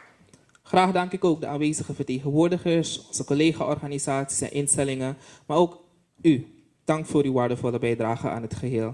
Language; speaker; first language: Dutch; native; Dutch